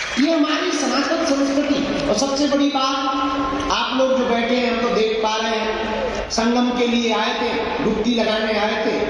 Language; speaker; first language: Hindi; native; Hindi